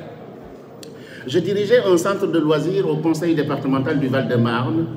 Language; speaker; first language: French; non-native, local second language; Wolof